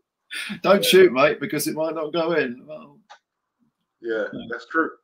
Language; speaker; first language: English; native; English